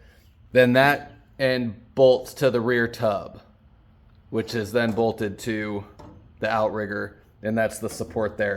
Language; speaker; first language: English; native; English